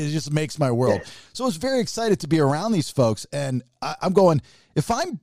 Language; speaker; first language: English; native; English